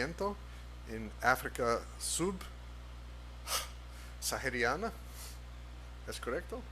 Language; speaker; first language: Spanish; non-native, fluent; English